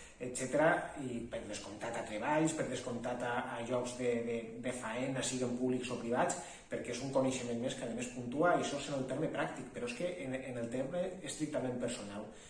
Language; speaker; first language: Catalan; non-native, local second language; Spanish